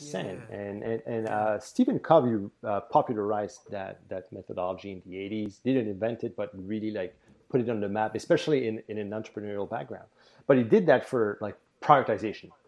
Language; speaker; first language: English; non-native, fluent; French